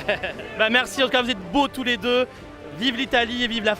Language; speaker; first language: French; native; French